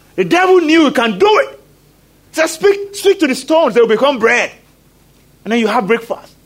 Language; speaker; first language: English; non-native, local second language; Yoruba